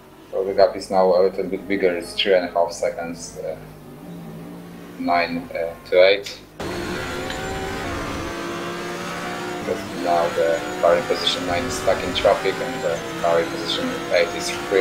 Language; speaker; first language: English; non-native, fluent; Polish